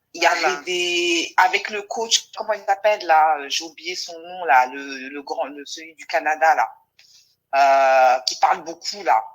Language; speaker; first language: French; non-native, local second language; Wolof